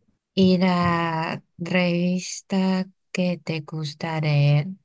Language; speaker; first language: Spanish; non-native, learner; Chinese